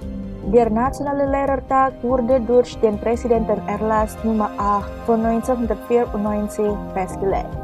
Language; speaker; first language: German; non-native, fluent; Indonesian